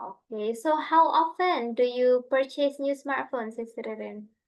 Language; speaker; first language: English; non-native, fluent; Indonesian